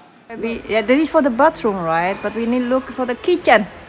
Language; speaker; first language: English; non-native, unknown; Indonesian